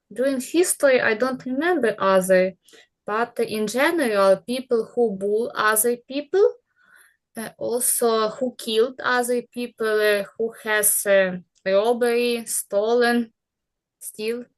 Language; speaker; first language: English; non-native, learner; Ukrainian